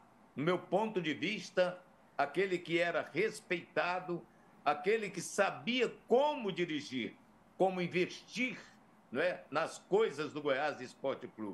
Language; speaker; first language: Portuguese; native; Portuguese